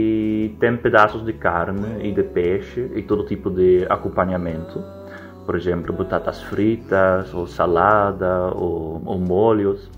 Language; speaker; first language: Portuguese; non-native, fluent; Dutch